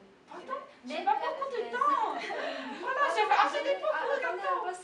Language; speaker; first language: French; non-native, learner; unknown